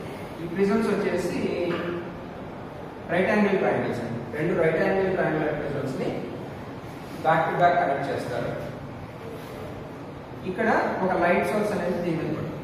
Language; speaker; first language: Telugu; native; Telugu